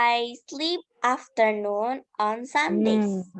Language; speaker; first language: English; non-native, learner; Indonesian